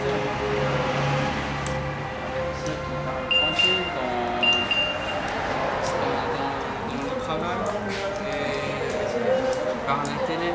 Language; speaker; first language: French; non-native, fluent; Arabic